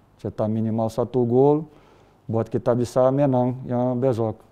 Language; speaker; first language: Indonesian; non-native, learner; Portuguese